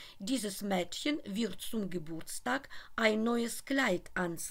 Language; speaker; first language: German; non-native, fluent; Russian